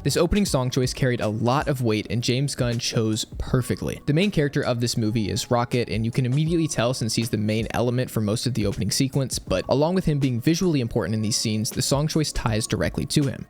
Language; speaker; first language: English; native; English